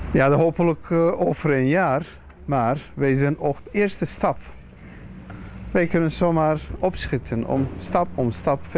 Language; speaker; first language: Dutch; non-native, fluent; Turkish